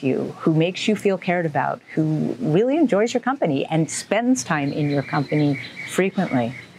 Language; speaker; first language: English; native; English